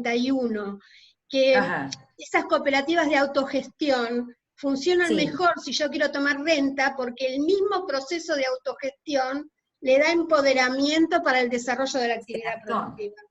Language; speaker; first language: Spanish; native; Spanish